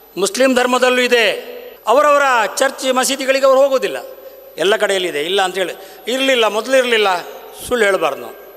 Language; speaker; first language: Kannada; non-native, local second language; Tulu